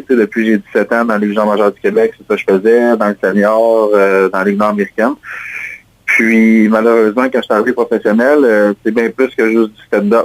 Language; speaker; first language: French; native; French